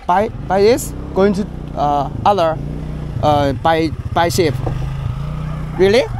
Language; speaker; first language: English; non-native, learner; Chinese